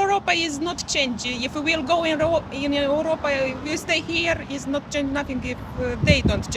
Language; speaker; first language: English; non-native, learner; Romanian